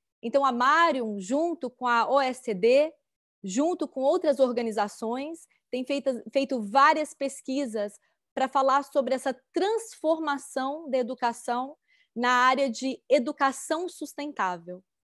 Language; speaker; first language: Portuguese; native; Portuguese